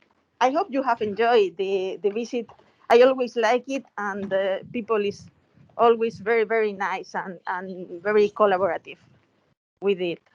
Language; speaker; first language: English; non-native, fluent; Spanish